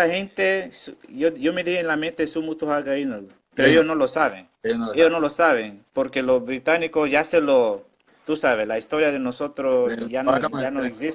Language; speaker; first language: Spanish; non-native, local second language; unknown